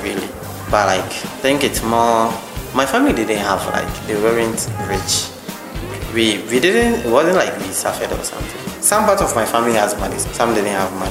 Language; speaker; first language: English; non-native, local second language; Akan